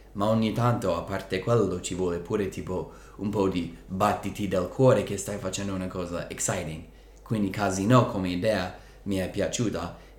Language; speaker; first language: Italian; non-native, fluent; English